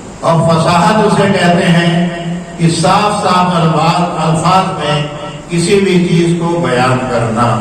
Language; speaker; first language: Urdu; native; Urdu